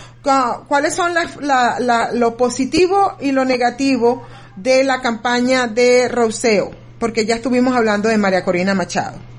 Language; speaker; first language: Spanish; native; Spanish